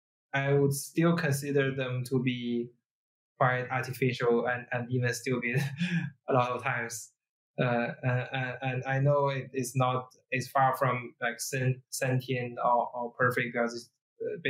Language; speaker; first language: English; non-native, fluent; Chinese